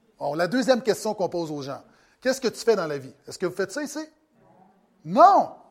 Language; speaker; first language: French; native; French